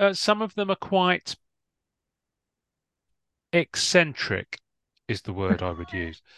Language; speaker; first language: English; native; English